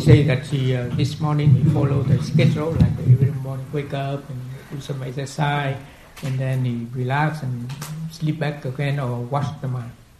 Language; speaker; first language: English; non-native, fluent; Vietnamese